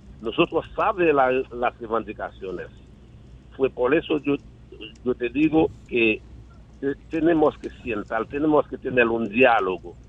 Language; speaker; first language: Spanish; non-native, learner; Haitian Creole